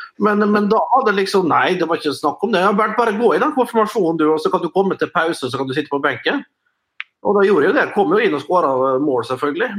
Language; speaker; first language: Norwegian; native; Norwegian